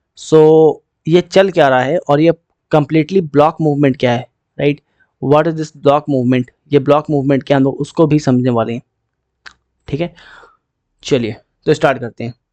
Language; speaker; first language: Hindi; native; Hindi